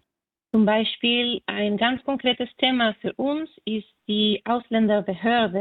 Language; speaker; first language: German; non-native, fluent; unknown